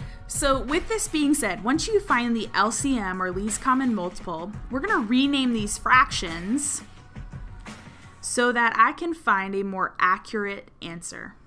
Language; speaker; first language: English; native; English